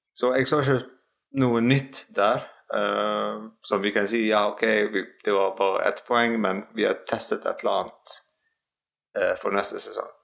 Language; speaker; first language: Norwegian; non-native, fluent; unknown